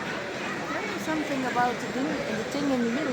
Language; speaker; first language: English; non-native, learner; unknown